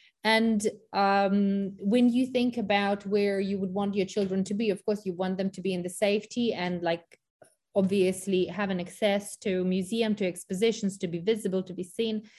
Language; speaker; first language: English; non-native, fluent; Ukrainian